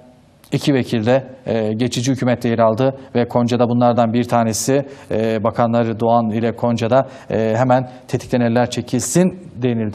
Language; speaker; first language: Turkish; native; Turkish